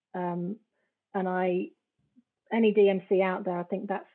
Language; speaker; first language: English; native; English